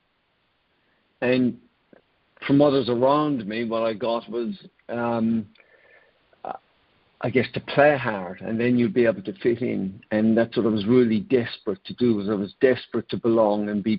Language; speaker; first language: English; native; English